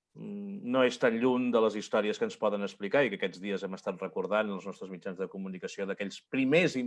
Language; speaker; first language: Catalan; native; Catalan